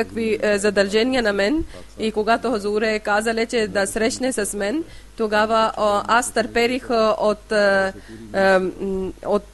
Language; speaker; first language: Bulgarian; non-native, learner; Urdu